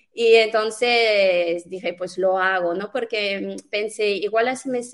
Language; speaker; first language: Spanish; non-native, fluent; French